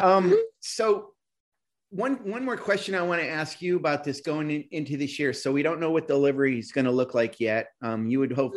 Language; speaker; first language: English; native; English